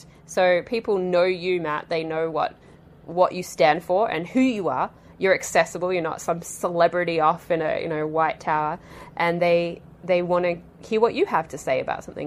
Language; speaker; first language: English; native; English